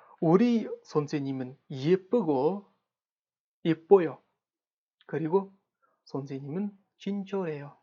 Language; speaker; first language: Korean; non-native, fluent; Kazakh